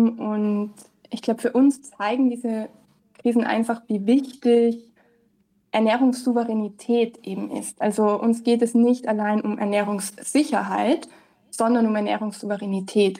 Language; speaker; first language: German; native; German